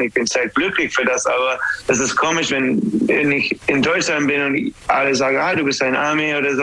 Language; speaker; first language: German; non-native, learner; English